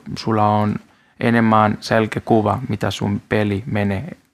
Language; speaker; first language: Finnish; non-native, learner; Spanish